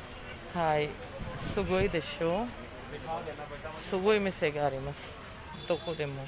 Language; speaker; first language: Japanese; non-native, fluent; Hindi